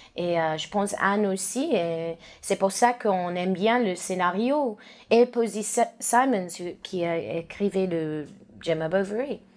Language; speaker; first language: French; non-native, learner; English